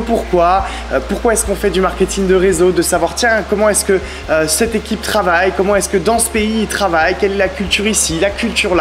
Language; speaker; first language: French; native; French